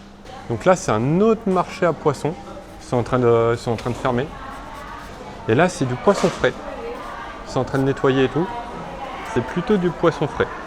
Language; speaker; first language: French; native; French